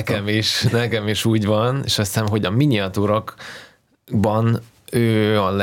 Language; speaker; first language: Hungarian; non-native, fluent; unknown